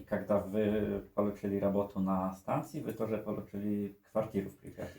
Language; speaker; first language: Russian; non-native, learner; Polish